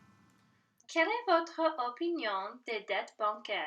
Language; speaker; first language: French; non-native, learner; English